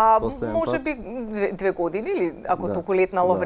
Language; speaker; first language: Macedonian; native; Macedonian